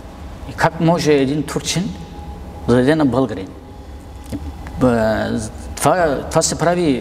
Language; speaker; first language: Bulgarian; non-native, local second language; Turkish